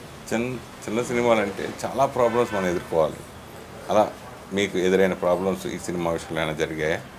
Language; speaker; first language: Telugu; native; Telugu